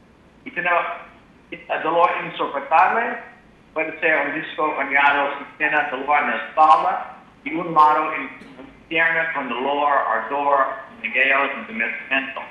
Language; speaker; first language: Spanish; non-native, learner; English